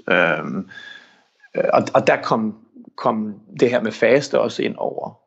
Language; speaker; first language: Danish; early bilingual, heritage; Danish